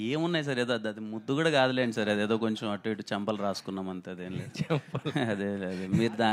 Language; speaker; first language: Telugu; native; Telugu